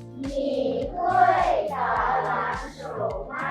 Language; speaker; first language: Chinese; non-native, learner; Thai